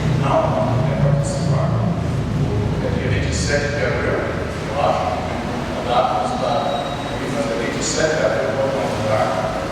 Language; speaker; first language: Portuguese; non-native, learner; English